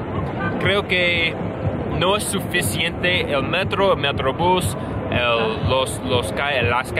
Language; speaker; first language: Spanish; non-native, learner; English